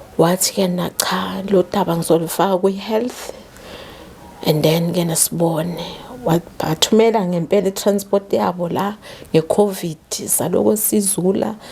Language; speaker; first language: Zulu; native; Zulu